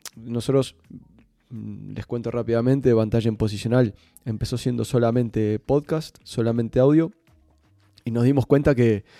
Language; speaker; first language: Spanish; native; Spanish